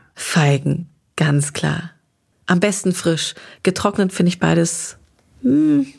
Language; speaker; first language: German; native; German